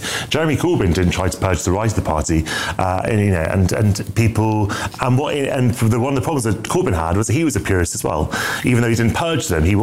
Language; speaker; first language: English; native; English